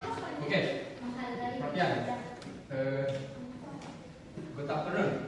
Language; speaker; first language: English; non-native, learner; Indonesian